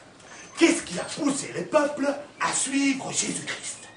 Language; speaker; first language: French; native; French